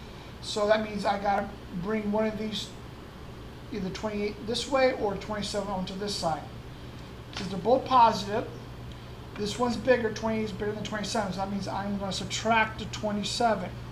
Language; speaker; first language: English; native; English